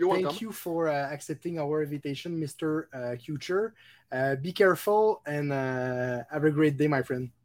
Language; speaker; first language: English; non-native, local second language; French